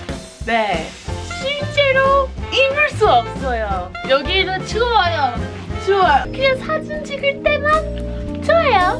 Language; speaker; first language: Korean; non-native, learner; English